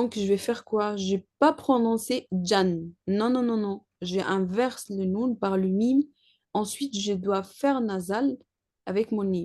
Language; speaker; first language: French; non-native, learner; Arabic